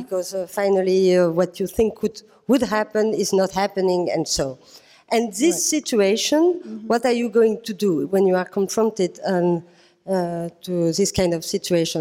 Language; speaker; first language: English; non-native, fluent; French